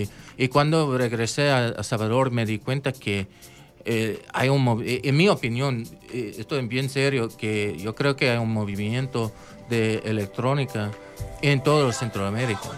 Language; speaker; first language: Spanish; early bilingual, heritage; English